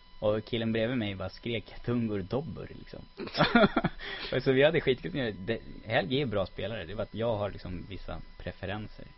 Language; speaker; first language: Swedish; native; Swedish